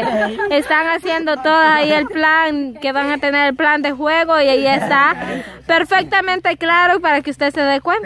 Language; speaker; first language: Spanish; native; Spanish